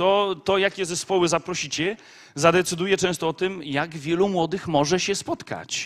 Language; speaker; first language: Polish; native; Polish